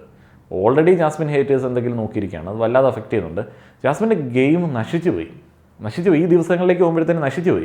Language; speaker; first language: Malayalam; native; Malayalam